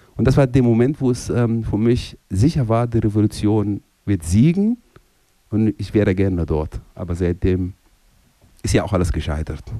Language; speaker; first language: German; non-native, fluent; Arabic